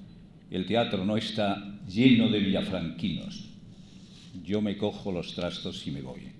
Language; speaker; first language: Spanish; native; Spanish